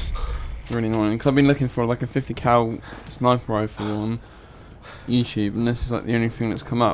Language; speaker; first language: English; native; English